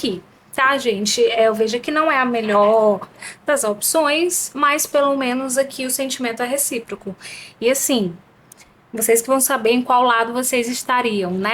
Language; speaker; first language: Portuguese; native; Portuguese